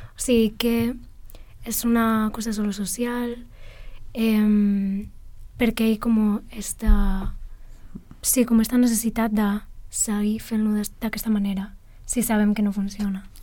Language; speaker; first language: Catalan; non-native, local second language; Spanish